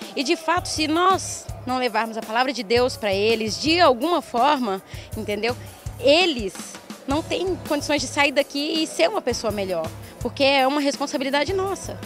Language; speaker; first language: Portuguese; native; Portuguese